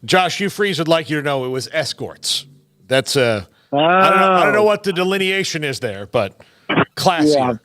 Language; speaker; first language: English; native; English